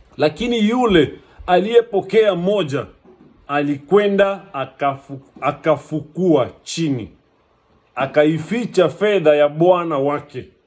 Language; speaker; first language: Swahili; native; Swahili